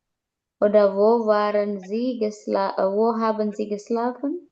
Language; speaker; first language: German; non-native, learner; Indonesian